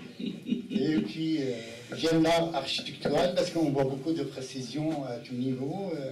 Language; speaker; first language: French; non-native, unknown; Arabic